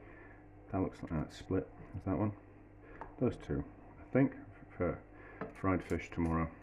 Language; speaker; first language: English; native; English